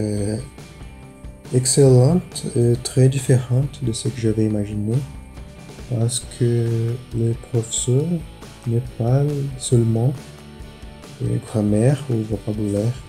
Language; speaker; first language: French; non-native, learner; Portuguese